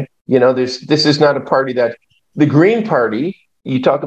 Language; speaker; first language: English; native; English